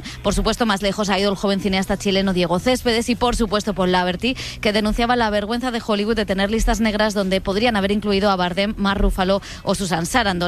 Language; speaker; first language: Spanish; native; Spanish